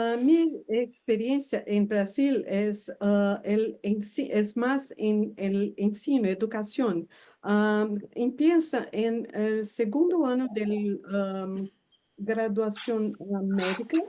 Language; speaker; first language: Spanish; non-native, fluent; Portuguese